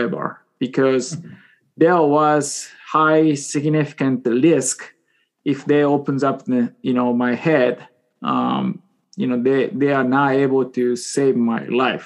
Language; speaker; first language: English; non-native, fluent; Japanese